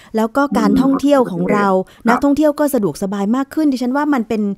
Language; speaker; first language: Thai; native; Thai